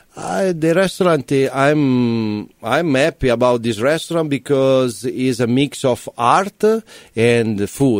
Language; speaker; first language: English; non-native, learner; Italian